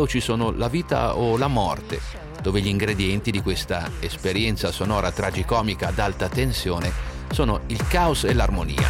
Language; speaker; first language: Italian; native; Italian